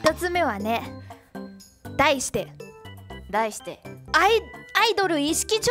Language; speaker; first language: Japanese; non-native, fluent; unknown